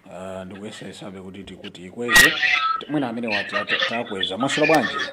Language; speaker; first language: Nyanja; native; Nyanja